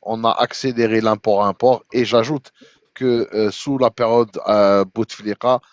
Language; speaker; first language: French; non-native, local second language; Arabic